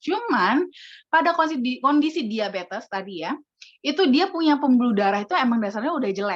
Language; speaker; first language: Indonesian; native; Indonesian